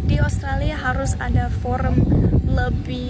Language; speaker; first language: Indonesian; non-native, fluent; English